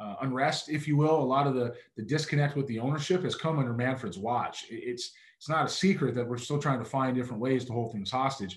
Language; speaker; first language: English; native; English